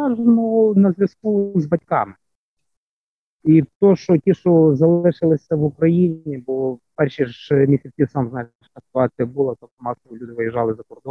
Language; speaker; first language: Ukrainian; native; Ukrainian